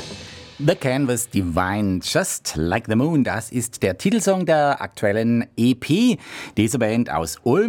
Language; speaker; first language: German; native; German